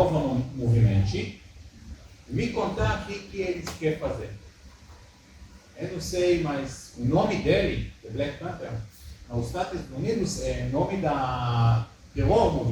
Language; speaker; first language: Portuguese; early bilingual, heritage; Hebrew